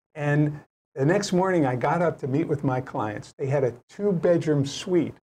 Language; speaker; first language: English; native; English